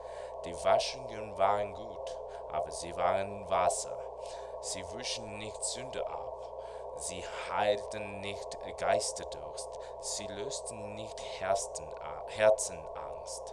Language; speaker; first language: German; non-native, learner; Spanish